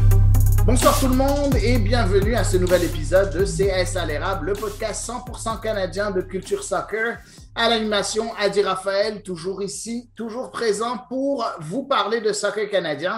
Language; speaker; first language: French; native; French